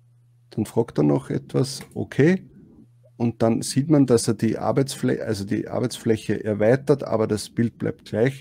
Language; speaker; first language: German; native; German